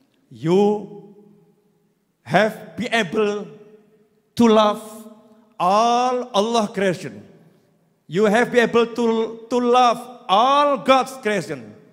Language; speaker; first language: English; non-native, learner; Indonesian